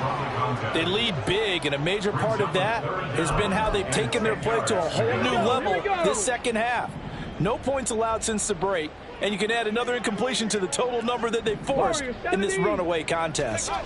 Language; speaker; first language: English; native; English